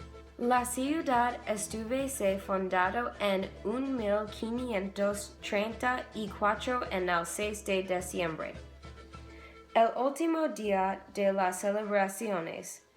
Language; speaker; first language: Spanish; non-native, learner; English